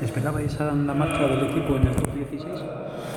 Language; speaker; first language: Spanish; native; Spanish